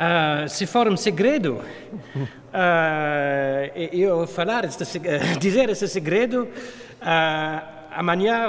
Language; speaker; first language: Portuguese; non-native, learner; German